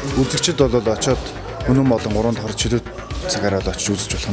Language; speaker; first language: Mongolian; native; Mongolian